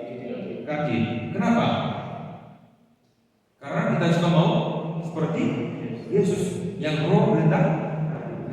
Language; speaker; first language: Indonesian; non-native, fluent; Korean